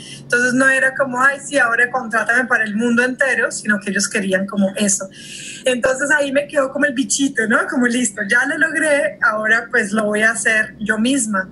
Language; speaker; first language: Spanish; early bilingual, heritage; Spanish